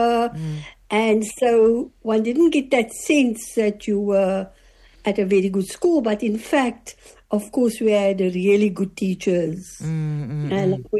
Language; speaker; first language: English; native; English